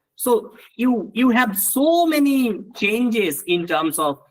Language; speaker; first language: English; non-native, local second language; Bangla